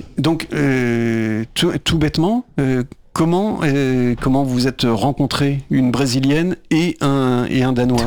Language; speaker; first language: French; native; French